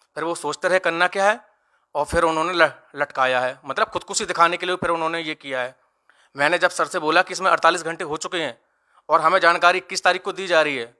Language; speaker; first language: Hindi; native; Hindi